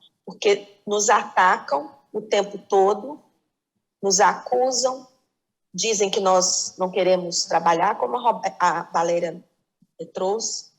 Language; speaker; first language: Portuguese; native; Portuguese